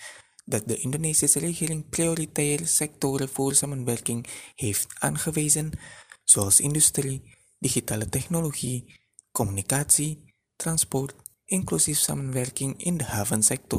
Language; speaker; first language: Dutch; non-native, fluent; Indonesian